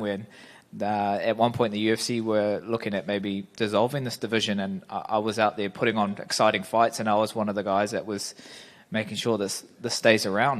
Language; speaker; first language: English; native; English